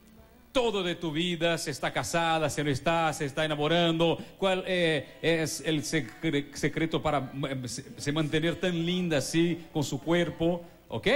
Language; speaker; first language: Spanish; non-native, learner; Portuguese